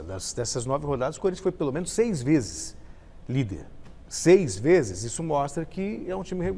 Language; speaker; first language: Portuguese; native; Portuguese